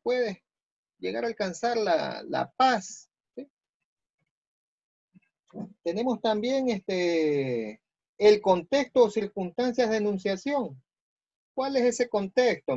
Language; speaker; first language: Spanish; native; Spanish